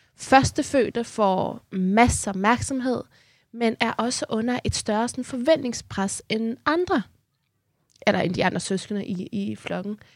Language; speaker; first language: Danish; early bilingual, other home language; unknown